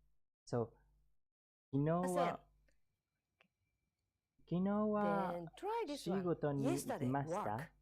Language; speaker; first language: Japanese; non-native, learner; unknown